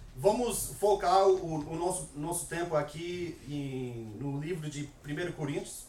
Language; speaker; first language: Portuguese; non-native, fluent; English